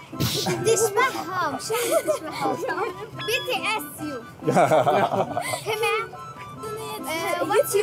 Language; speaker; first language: English; non-native, learner; Arabic